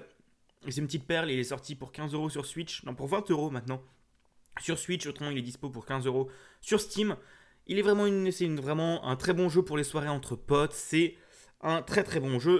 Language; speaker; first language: French; native; French